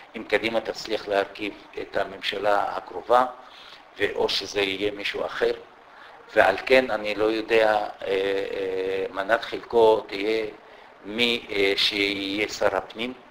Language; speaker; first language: Hebrew; non-native, local second language; Arabic